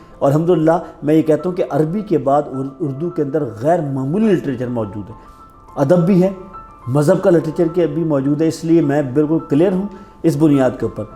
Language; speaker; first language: Urdu; native; Urdu